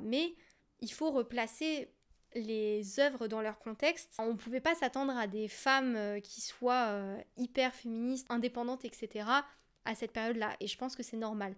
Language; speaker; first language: French; native; French